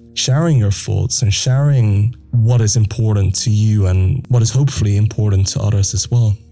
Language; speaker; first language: English; non-native, fluent; Dutch